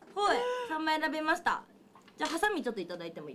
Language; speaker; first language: Japanese; native; Japanese